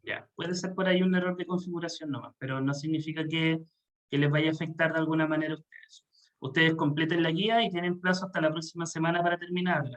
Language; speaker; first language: Spanish; native; Spanish